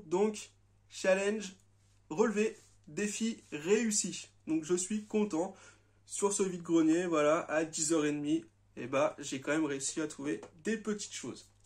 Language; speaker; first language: French; native; French